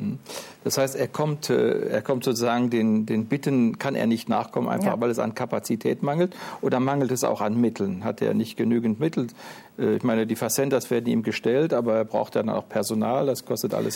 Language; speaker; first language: German; native; German